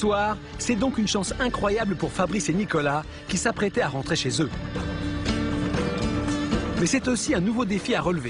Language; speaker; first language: French; native; French